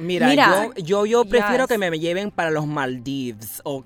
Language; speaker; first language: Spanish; early bilingual, heritage; Spanish